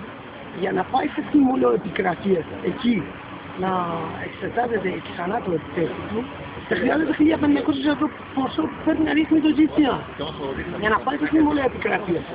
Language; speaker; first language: Greek; non-native, learner; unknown